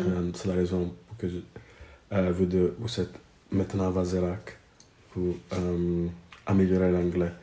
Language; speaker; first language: French; non-native, fluent; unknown